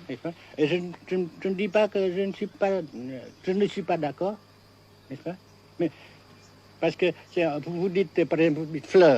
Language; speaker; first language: French; non-native, fluent; Vietnamese